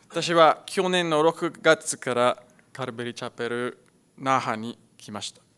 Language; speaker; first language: Japanese; non-native, learner; Afrikaans